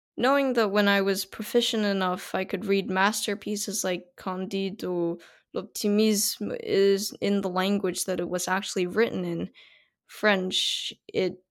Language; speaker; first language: English; non-native, fluent; Korean